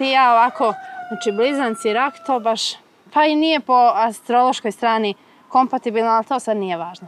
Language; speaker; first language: Serbian; native; Serbian